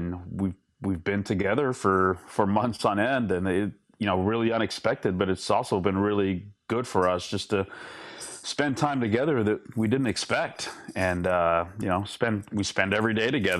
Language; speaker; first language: English; native; English